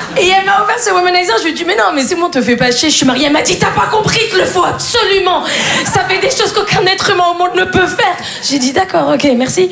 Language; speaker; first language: French; native; French